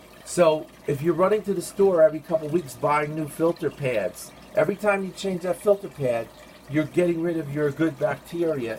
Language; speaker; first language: English; native; English